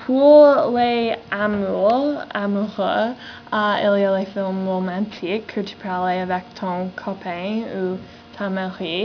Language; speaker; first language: French; non-native, learner; English